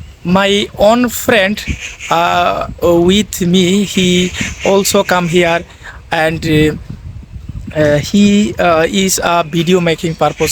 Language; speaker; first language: English; non-native, learner; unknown